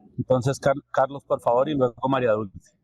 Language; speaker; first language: Spanish; native; Spanish